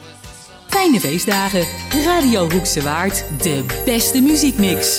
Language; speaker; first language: Dutch; native; Dutch